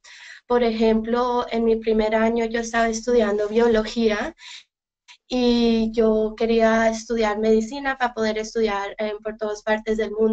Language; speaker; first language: Spanish; early bilingual, heritage; Spanish